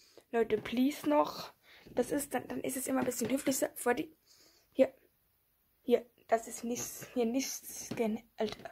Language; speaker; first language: German; native; German